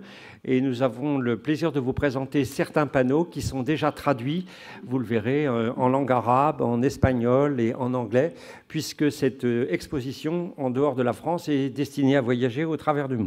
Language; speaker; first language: French; native; French